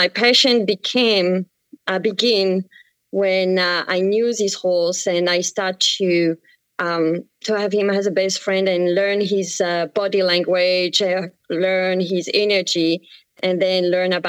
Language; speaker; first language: English; non-native, fluent; French